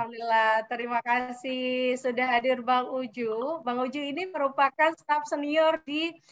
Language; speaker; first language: Indonesian; native; Indonesian